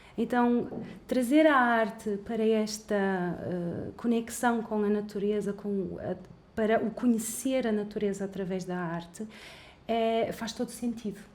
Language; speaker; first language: Portuguese; native; Portuguese